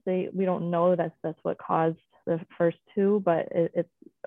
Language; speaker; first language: English; native; English